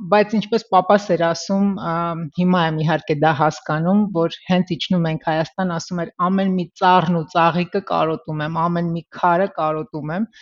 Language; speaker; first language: Armenian; early bilingual, heritage; Armenian